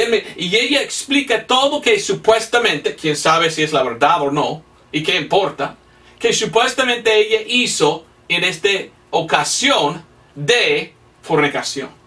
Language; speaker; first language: Spanish; non-native, fluent; English